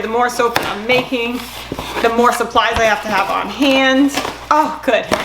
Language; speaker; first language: English; native; English